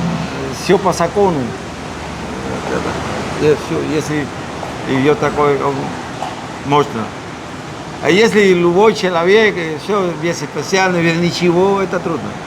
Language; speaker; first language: Russian; non-native, learner; Spanish